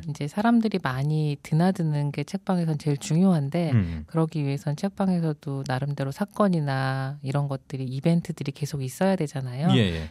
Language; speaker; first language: Korean; native; Korean